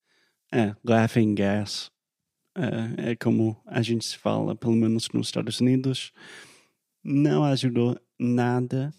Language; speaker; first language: Portuguese; non-native, fluent; English